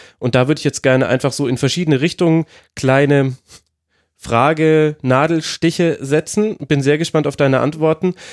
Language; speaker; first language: German; native; German